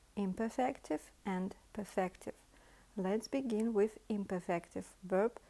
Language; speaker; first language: English; non-native, fluent; Russian